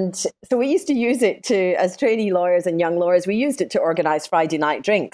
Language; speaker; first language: English; native; English